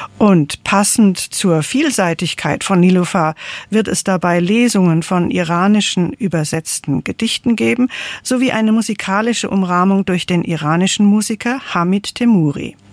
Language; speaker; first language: German; native; German